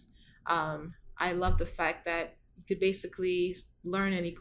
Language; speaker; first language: English; non-native, local second language; Igbo